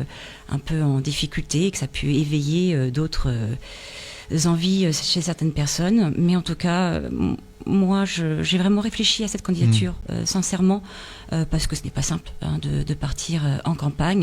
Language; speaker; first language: French; native; French